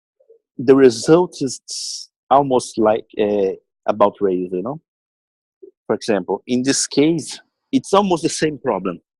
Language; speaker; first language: English; non-native, learner; Portuguese